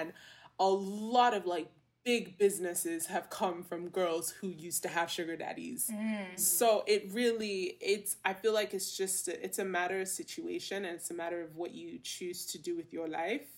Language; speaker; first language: English; non-native, local second language; Yoruba